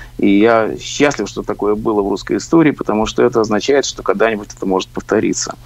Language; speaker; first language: Russian; native; Russian